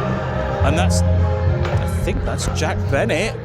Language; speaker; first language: English; native; English